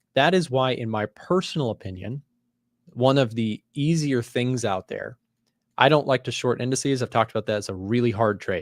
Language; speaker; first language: English; native; English